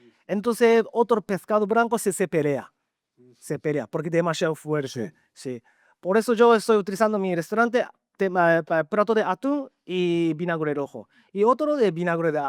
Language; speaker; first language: Spanish; non-native, learner; Japanese